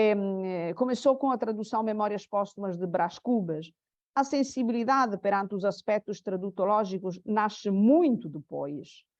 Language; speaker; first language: Portuguese; non-native, fluent; Italian